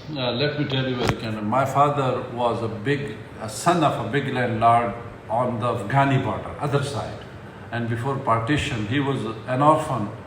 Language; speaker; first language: English; non-native, local second language; Pashto